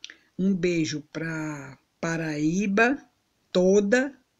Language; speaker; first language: Portuguese; native; Portuguese